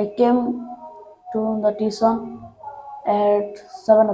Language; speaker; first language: English; non-native, learner; Hindi